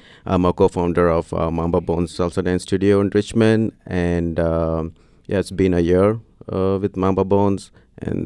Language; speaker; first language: English; non-native, local second language; Tamil